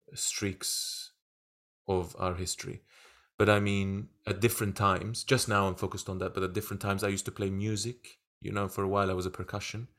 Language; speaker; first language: English; non-native, fluent; Turkish